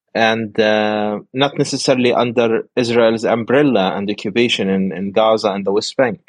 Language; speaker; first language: English; non-native, fluent; Arabic